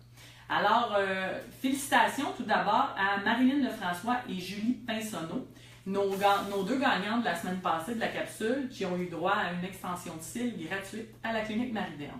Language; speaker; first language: French; native; French